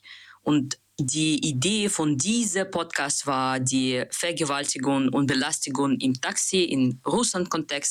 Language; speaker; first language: German; non-native, learner; Russian